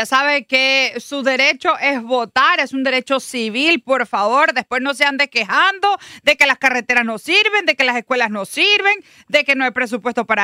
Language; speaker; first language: Spanish; native; Spanish